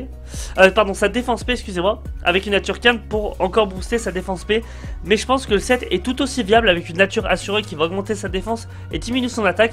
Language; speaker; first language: French; native; French